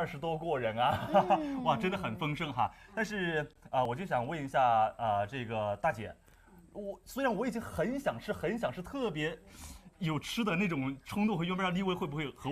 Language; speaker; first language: Chinese; native; Chinese